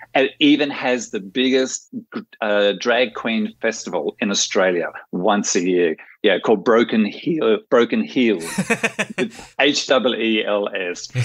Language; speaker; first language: English; native; English